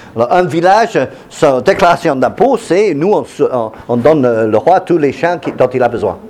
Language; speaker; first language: French; non-native, fluent; English